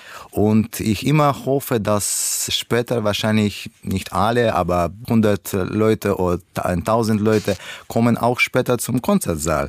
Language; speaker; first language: German; non-native, learner; Russian